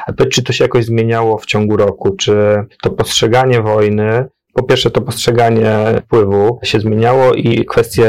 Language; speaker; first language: Polish; native; Polish